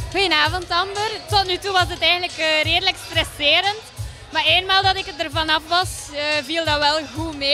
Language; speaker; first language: Dutch; native; Dutch